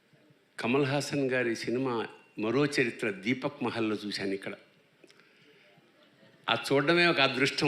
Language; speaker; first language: Telugu; native; Telugu